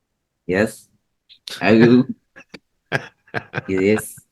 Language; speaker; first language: English; non-native, learner; Vietnamese